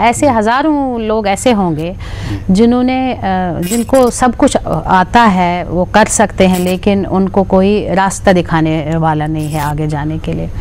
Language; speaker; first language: Hindi; non-native, local second language; Kashmiri